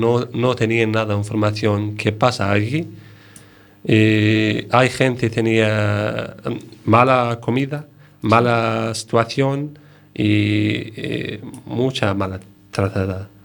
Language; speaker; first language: Spanish; non-native, learner; Arabic